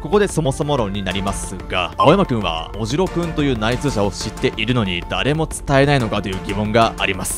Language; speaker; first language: Japanese; native; Japanese